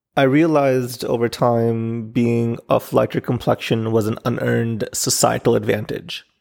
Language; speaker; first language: English; non-native, local second language; Urdu